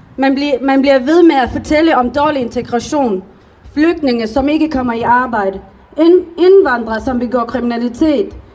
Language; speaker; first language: Danish; early bilingual, other home language; Arabic